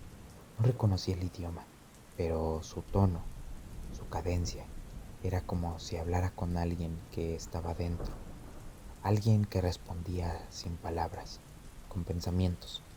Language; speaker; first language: Spanish; native; Spanish